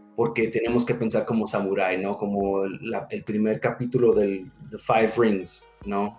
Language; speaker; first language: Spanish; early bilingual, heritage; Spanish